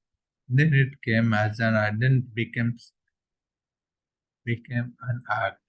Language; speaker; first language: English; non-native, local second language; Odia